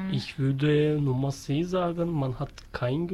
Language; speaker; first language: German; non-native, learner; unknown